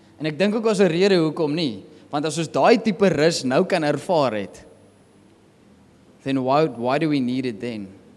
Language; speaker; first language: Afrikaans; native; Afrikaans